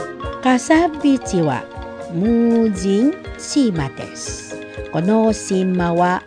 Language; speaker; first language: Japanese; non-native, fluent; Indonesian